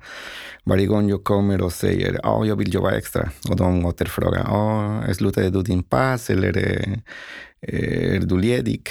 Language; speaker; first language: Swedish; non-native, learner; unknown